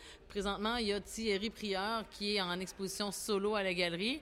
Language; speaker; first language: French; native; French